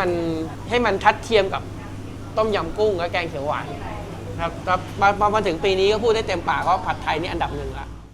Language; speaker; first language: Thai; native; Thai